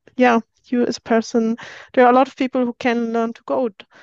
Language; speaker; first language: English; non-native, fluent; Arabic